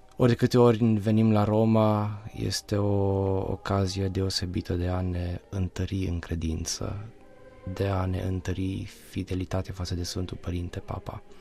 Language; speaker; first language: Romanian; non-native, local second language; Hungarian